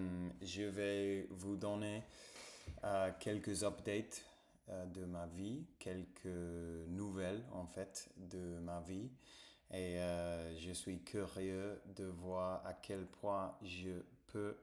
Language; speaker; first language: French; non-native, fluent; English